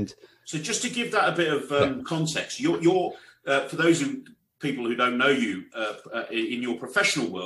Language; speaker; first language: English; native; English